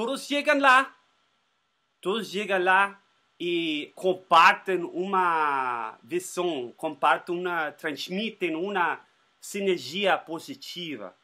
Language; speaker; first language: Portuguese; non-native, learner; Spanish